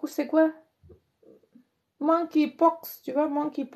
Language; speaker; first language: French; non-native, learner; Indonesian